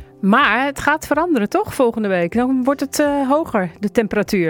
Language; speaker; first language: Dutch; native; Dutch